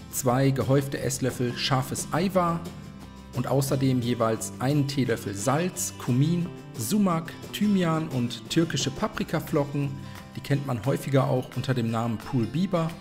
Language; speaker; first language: German; native; German